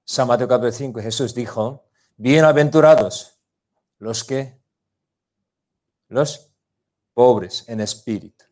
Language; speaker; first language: Spanish; non-native, learner; Korean